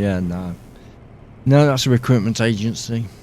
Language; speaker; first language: English; native; English